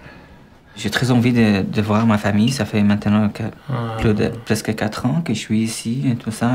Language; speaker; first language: French; non-native, fluent; Arabic